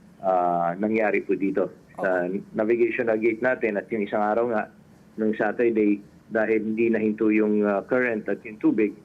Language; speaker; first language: Filipino; native; Filipino